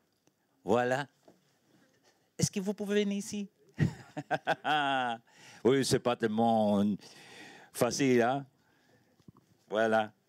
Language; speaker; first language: French; non-native, learner; Spanish